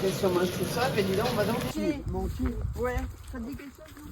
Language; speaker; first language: French; native; French